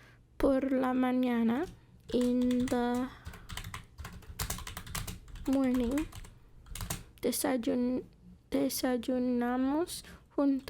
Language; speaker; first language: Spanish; non-native, fluent; English